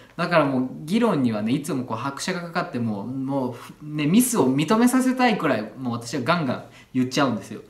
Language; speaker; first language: Japanese; native; Japanese